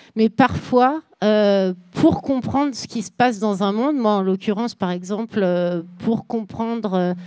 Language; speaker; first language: French; native; French